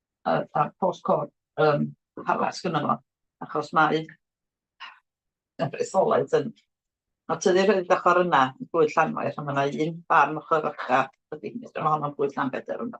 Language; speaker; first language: Welsh; native; Welsh